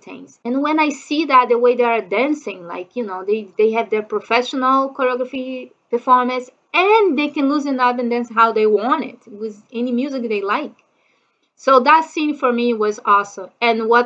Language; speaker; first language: English; non-native, fluent; Portuguese